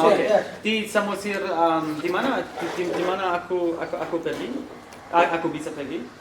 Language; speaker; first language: Indonesian; non-native, learner; English